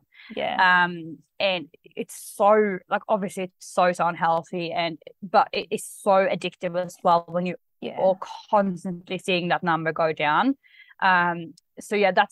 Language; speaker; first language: English; non-native, fluent; Swedish